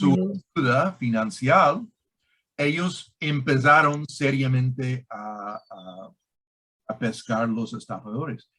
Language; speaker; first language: Spanish; non-native, fluent; English